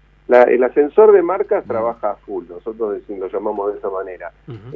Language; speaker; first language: Spanish; native; Spanish